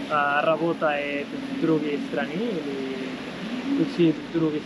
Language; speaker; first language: Russian; non-native, learner; Spanish